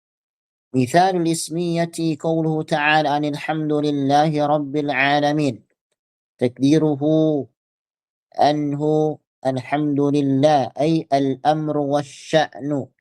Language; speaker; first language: Arabic; non-native, fluent; Indonesian